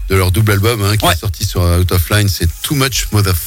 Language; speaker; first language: French; native; French